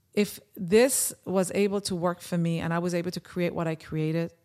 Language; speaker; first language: English; early bilingual, other home language; Persian